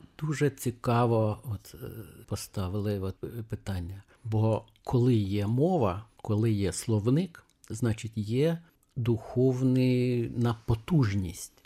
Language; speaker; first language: Ukrainian; non-native, fluent; Lithuanian